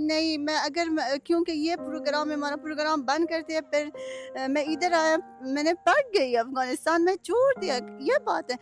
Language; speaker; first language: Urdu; non-native, learner; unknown